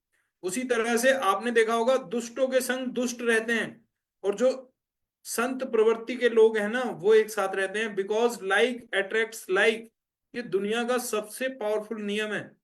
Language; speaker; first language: Hindi; native; Hindi